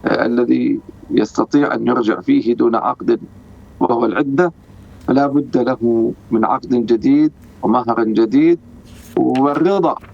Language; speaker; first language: Arabic; native; Arabic